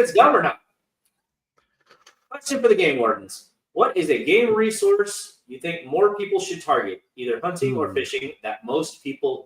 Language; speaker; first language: English; native; English